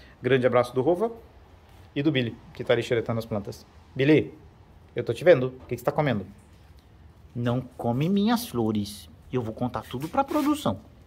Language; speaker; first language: Portuguese; native; Portuguese